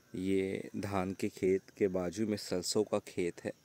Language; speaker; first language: Hindi; native; Hindi